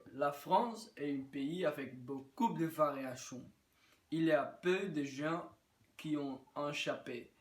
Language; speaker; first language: French; non-native, learner; Dutch